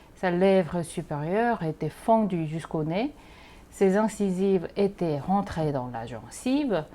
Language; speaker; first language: French; non-native, fluent; Korean